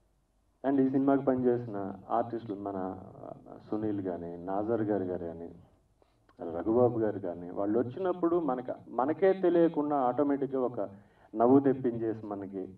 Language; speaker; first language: Telugu; native; Telugu